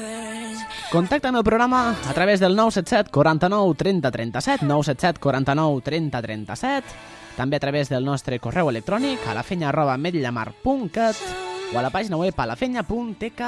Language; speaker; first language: Catalan; native; Catalan